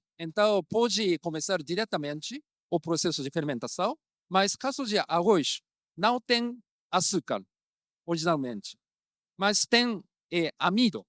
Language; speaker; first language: Portuguese; non-native, fluent; Japanese